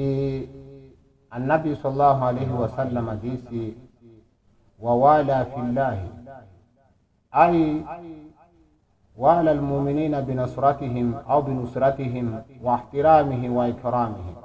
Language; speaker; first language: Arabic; non-native, fluent; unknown